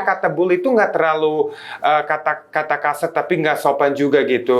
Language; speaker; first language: Indonesian; non-native, fluent; Serbian